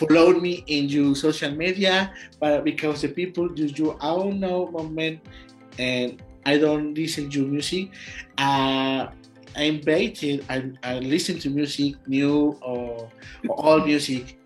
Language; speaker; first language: English; non-native, learner; Spanish